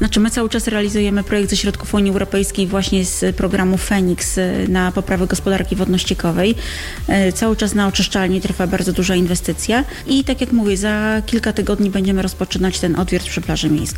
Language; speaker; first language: Polish; native; Polish